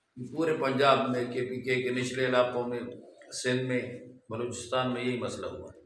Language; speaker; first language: Urdu; non-native, local second language; Pashto